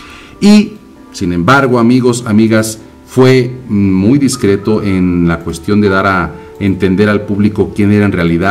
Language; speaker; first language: Spanish; native; Spanish